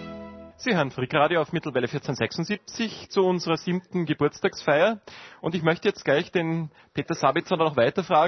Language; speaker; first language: German; native; German